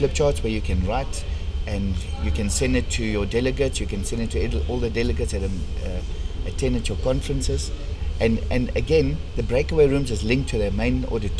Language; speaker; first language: English; non-native, local second language; Afrikaans